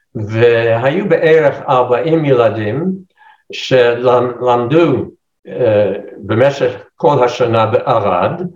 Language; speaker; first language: Hebrew; non-native, fluent; English